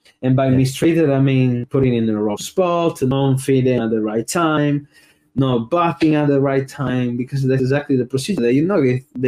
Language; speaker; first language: English; non-native, fluent; Italian